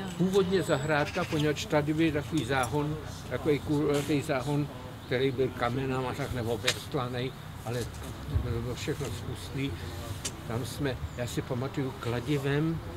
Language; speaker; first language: Czech; native; Czech